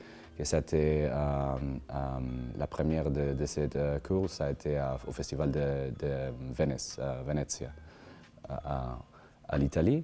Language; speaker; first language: French; non-native, learner; Spanish